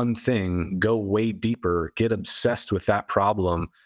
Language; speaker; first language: English; native; English